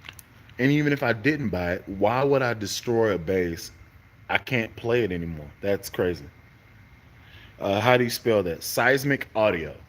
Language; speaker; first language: English; native; English